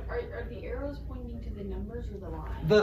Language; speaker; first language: English; native; English